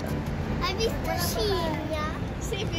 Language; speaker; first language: Italian; early bilingual, other home language; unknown